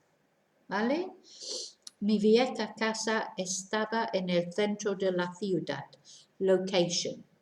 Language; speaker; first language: Spanish; non-native, fluent; English